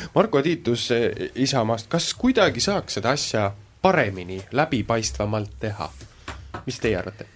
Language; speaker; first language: Estonian; native; Estonian